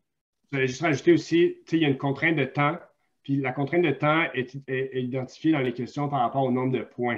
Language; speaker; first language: French; native; French